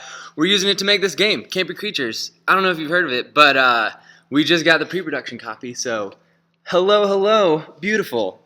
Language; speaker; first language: English; native; English